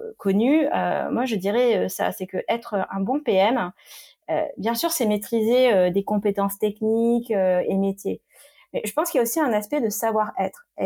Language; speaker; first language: French; native; French